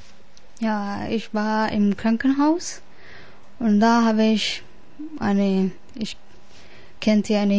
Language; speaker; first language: German; non-native, learner; Punjabi